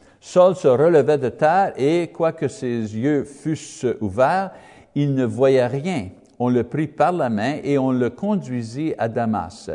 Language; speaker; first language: French; non-native, learner; English